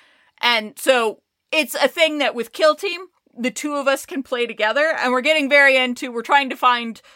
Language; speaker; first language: English; native; English